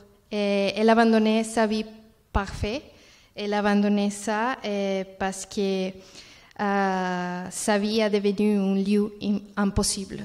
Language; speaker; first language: French; non-native, learner; Spanish